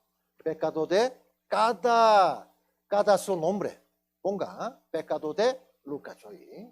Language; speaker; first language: Spanish; non-native, fluent; Korean